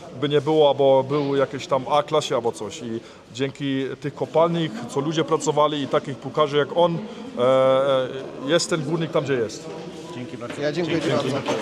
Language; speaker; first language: Polish; early bilingual, heritage; Polish